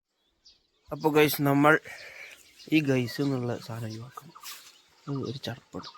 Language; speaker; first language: Malayalam; native; Malayalam